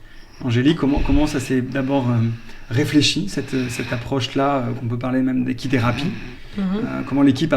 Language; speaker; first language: French; native; French